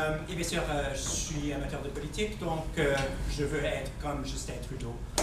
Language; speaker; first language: French; non-native, fluent; English